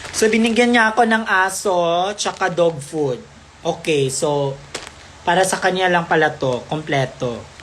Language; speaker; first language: Filipino; non-native, local second language; Cebuano